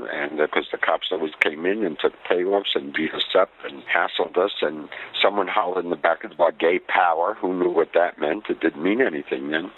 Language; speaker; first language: English; native; English